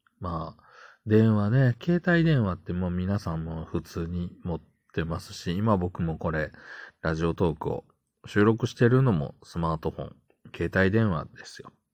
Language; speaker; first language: Japanese; native; Japanese